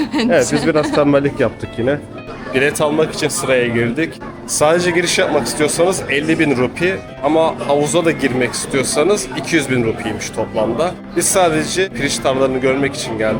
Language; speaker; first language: Turkish; native; Turkish